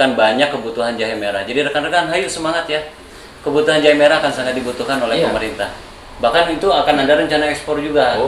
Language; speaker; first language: Indonesian; native; Indonesian